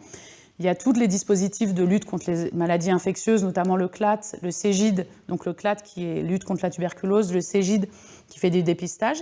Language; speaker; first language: French; native; French